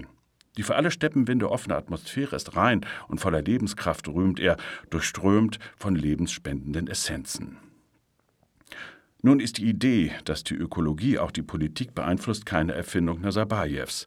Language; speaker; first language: German; native; German